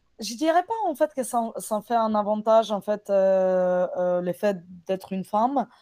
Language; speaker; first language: French; non-native, fluent; Ukrainian